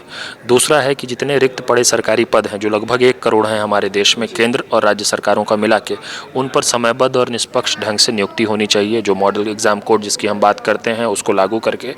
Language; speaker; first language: Hindi; native; Hindi